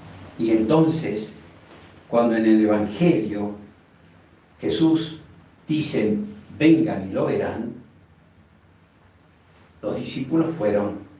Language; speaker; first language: Spanish; native; Spanish